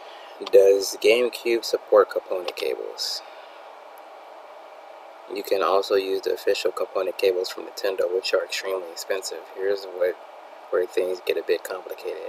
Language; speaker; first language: English; native; English